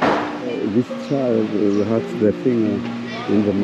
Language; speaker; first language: English; non-native, learner; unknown